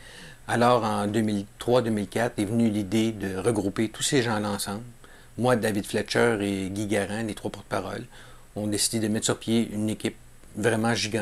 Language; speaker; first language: French; native; French